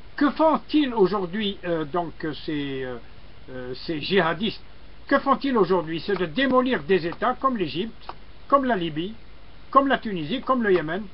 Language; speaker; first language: French; non-native, local second language; Arabic